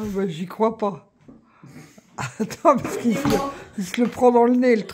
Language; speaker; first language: French; native; French